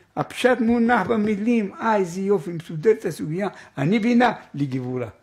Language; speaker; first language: Hebrew; native; Hebrew